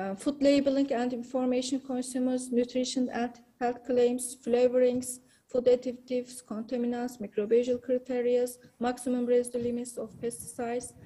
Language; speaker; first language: English; non-native, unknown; Turkish